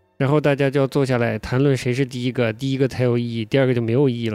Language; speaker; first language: Chinese; native; Chinese